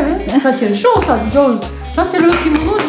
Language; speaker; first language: French; native; French